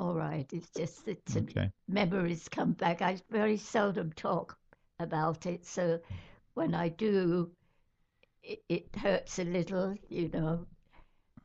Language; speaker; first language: English; native; English